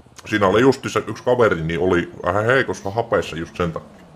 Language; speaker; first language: Finnish; native; Finnish